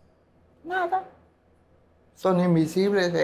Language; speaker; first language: Spanish; non-native, local second language; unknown